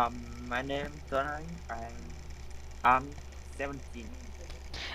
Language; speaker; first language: English; non-native, learner; Vietnamese